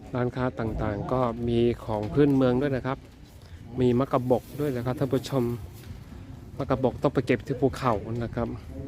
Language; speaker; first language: Thai; native; Thai